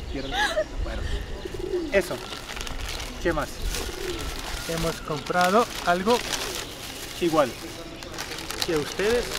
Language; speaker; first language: Spanish; non-native, fluent; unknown